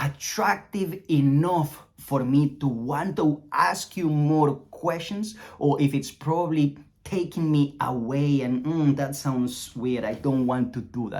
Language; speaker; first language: English; non-native, fluent; Spanish